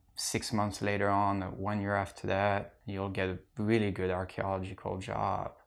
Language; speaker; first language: English; non-native, fluent; French